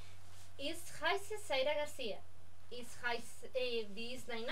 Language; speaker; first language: German; non-native, learner; Spanish